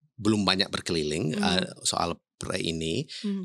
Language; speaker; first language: Indonesian; early bilingual, heritage; English